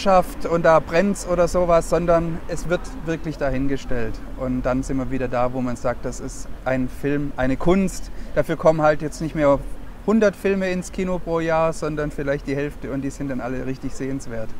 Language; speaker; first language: German; native; German